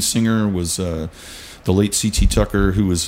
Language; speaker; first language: English; native; English